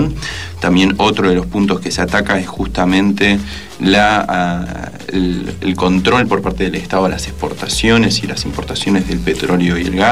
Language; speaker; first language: Spanish; native; Spanish